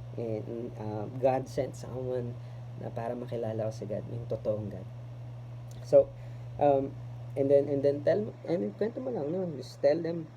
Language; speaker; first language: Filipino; native; Filipino